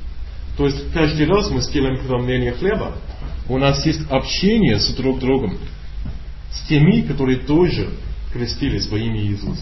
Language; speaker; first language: Russian; non-native, learner; English